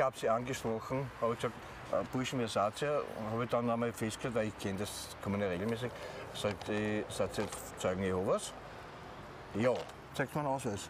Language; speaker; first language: German; native; German